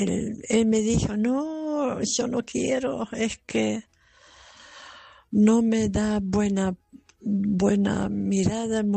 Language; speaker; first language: Spanish; non-native, fluent; German